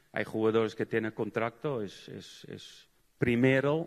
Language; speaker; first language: Spanish; non-native, fluent; Dutch